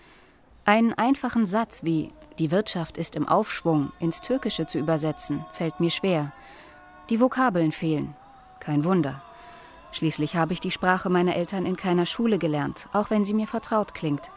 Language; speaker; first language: German; native; German